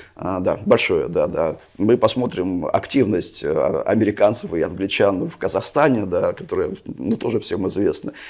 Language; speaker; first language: Russian; native; Russian